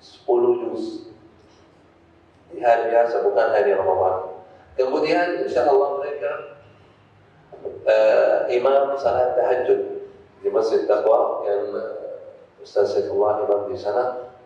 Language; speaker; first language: Indonesian; non-native, fluent; Arabic